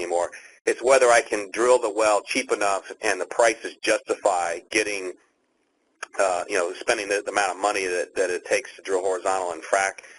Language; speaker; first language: English; native; English